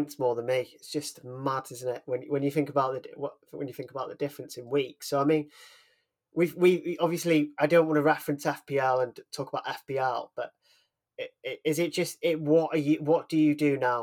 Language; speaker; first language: English; native; English